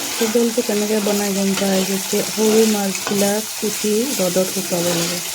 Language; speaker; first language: Assamese; native; Assamese